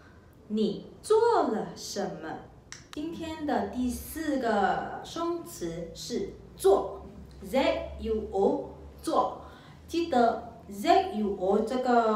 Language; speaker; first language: Chinese; non-native, local second language; Malay